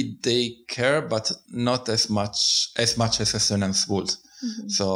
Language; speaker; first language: English; non-native, fluent; Italian